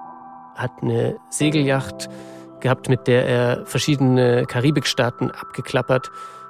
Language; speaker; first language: German; native; German